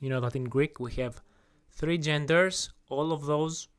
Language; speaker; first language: English; non-native, fluent; Greek